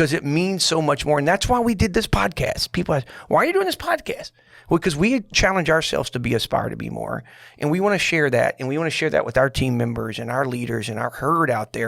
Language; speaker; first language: English; native; English